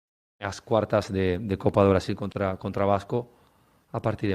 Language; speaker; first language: Portuguese; non-native, learner; Spanish